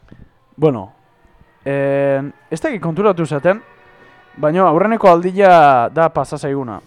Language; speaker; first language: Basque; native; Basque